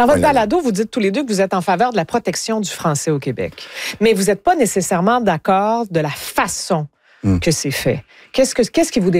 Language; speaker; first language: French; native; French